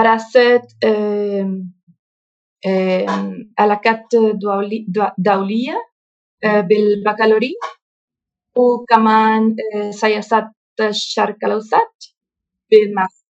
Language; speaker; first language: Arabic; non-native, learner; Spanish